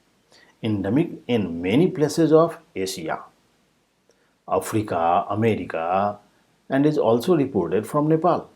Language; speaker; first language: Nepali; native; Nepali